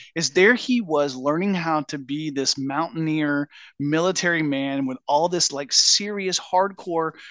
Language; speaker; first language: English; native; English